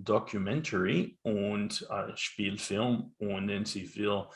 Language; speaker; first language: German; non-native, learner; English